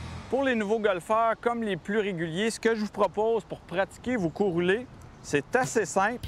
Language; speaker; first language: French; native; French